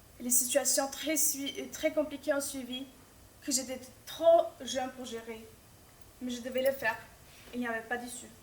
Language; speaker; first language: French; non-native, fluent; Albanian